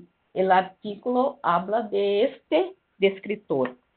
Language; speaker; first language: Spanish; non-native, learner; Portuguese